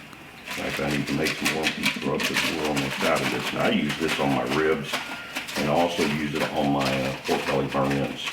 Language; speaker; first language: English; native; English